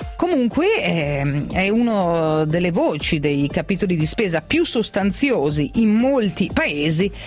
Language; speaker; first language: Italian; native; Italian